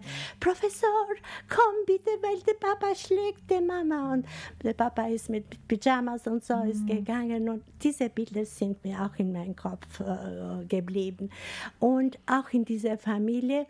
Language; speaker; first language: German; non-native, learner; Albanian